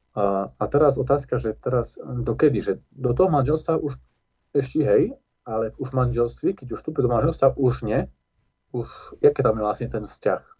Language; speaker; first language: Slovak; non-native, local second language; Rusyn